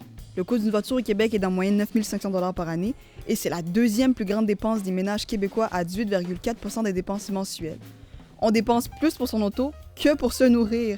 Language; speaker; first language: French; native; French